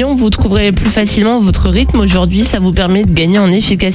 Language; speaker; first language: French; native; French